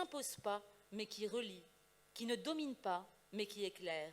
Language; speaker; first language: French; non-native, local second language; Arabic